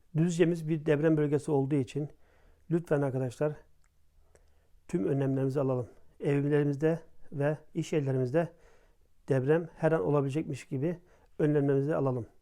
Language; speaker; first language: Turkish; native; Turkish